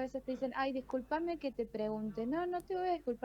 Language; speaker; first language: Spanish; native; Spanish